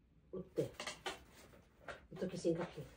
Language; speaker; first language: Korean; non-native, fluent; Cebuano